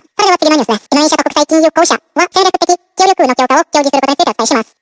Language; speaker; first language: Japanese; non-native, fluent; Indonesian